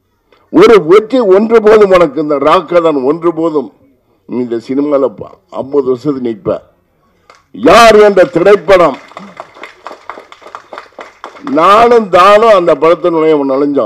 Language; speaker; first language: Tamil; native; Tamil